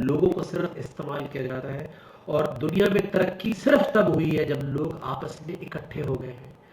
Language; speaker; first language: Urdu; native; Urdu